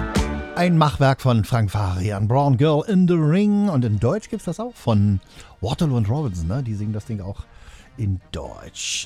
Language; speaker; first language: German; native; German